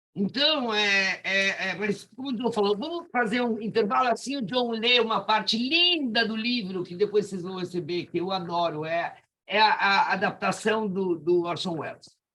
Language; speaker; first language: Portuguese; native; Portuguese